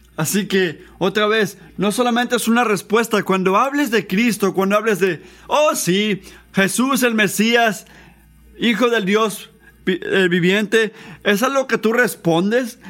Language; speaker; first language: Spanish; non-native, fluent; English